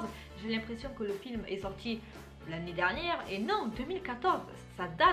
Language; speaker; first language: French; native; French